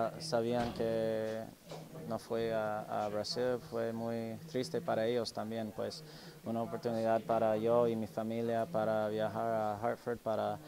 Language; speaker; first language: Spanish; non-native, learner; English